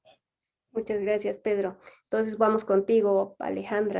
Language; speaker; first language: Spanish; native; Spanish